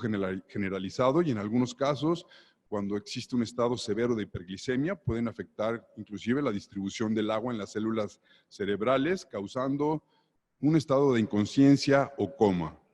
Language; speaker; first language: Spanish; native; Spanish